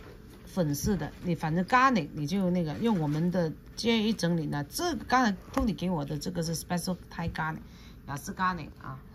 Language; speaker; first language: Chinese; non-native, local second language; Cantonese